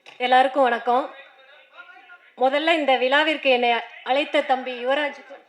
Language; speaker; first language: Tamil; native; Tamil